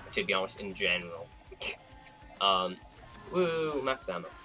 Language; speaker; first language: English; native; English